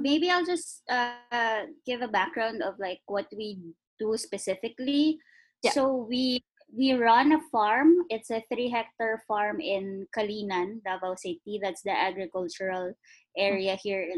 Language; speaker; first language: English; non-native, local second language; Filipino